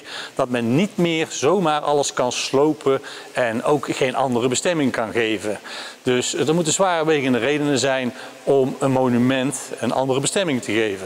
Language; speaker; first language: Dutch; native; Dutch